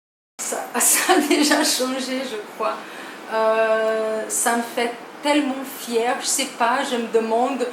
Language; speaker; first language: French; non-native, fluent; Portuguese